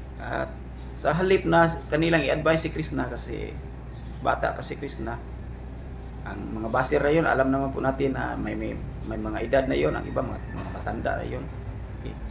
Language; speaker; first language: Filipino; non-native, local second language; Cebuano